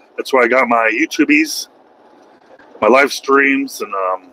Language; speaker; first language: English; native; English